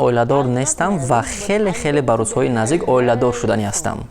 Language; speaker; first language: Persian; non-native, fluent; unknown